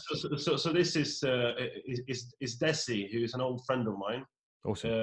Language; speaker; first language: English; non-native, fluent; Norwegian